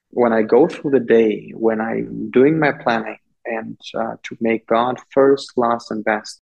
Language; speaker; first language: English; non-native, local second language; German